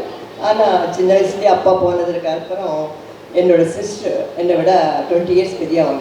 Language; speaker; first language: Tamil; non-native, local second language; Telugu